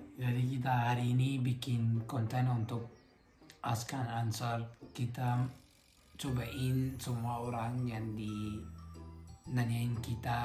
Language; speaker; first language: Indonesian; non-native, learner; Arabic